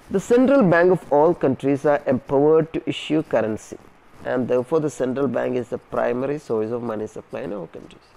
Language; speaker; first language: English; non-native, local second language; Malayalam